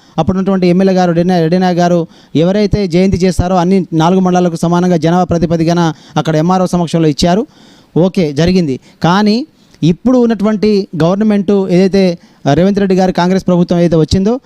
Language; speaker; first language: Telugu; non-native, local second language; Lambadi